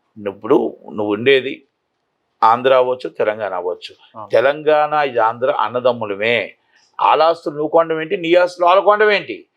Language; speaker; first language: Telugu; native; Telugu